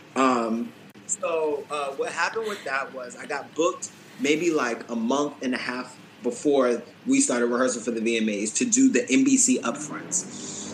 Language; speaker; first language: English; native; English